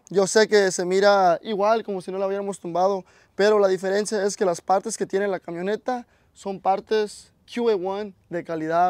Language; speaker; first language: Spanish; early bilingual, heritage; Spanish